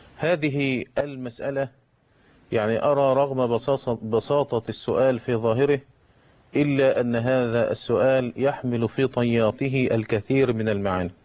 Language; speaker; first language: Arabic; native; Arabic